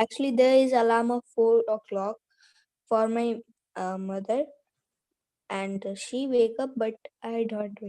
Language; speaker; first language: English; non-native, learner; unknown